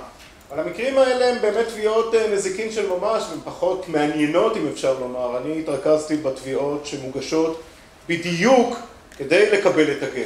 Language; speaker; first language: Hebrew; native; Hebrew